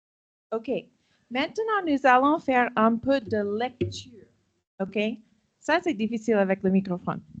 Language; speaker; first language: French; non-native, fluent; English